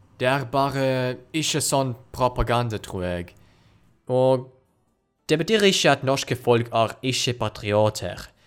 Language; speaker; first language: Norwegian; non-native, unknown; Ukrainian